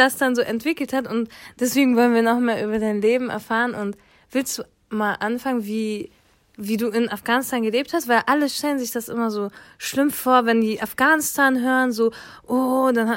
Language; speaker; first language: German; early bilingual, other home language; Kurdish